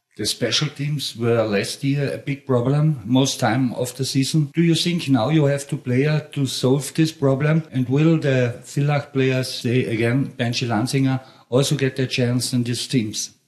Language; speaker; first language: English; non-native, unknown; German